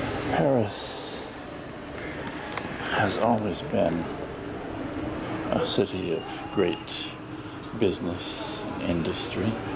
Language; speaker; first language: English; native; English